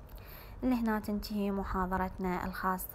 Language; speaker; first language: Arabic; native; Arabic